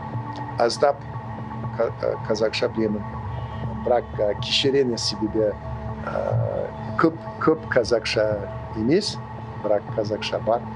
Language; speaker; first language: Kazakh; non-native, learner; English